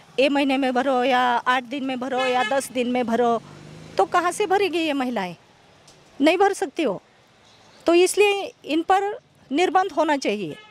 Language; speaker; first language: Hindi; non-native, local second language; Marathi